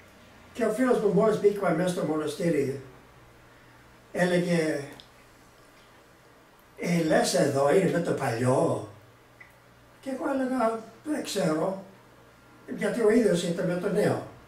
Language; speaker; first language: Greek; early bilingual, heritage; Greek